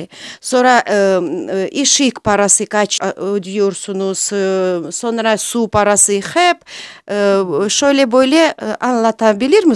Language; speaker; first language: Turkish; non-native, learner; Russian